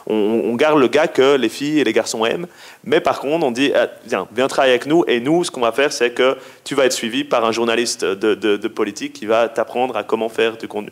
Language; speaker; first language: French; native; French